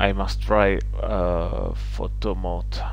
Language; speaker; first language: English; non-native, learner; Czech